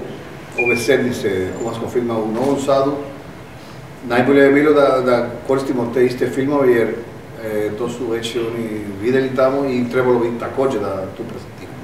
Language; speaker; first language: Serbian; non-native, fluent; Spanish